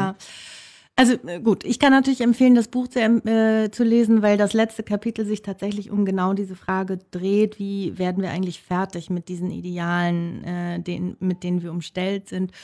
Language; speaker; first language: German; native; German